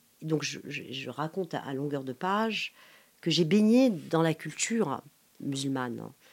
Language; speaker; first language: French; non-native, local second language; Arabic